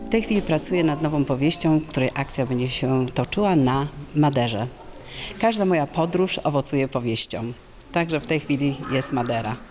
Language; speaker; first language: Polish; native; Polish